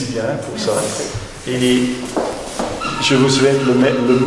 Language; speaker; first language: French; non-native, fluent; Dutch